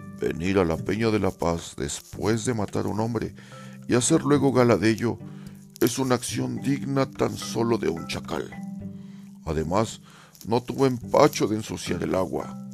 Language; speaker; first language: Spanish; native; Spanish